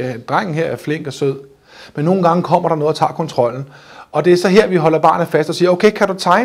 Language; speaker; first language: Danish; native; Danish